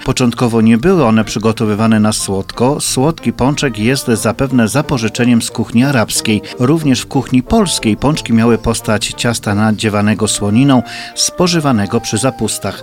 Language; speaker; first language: Polish; native; Polish